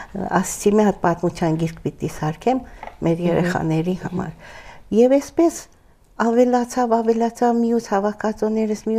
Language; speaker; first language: Armenian; early bilingual, heritage; Armenian